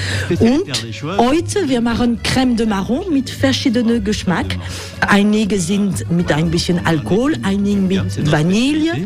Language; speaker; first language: German; non-native, learner; French